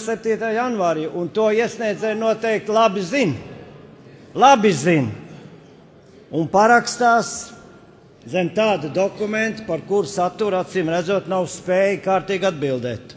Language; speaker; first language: Latvian; native; Latvian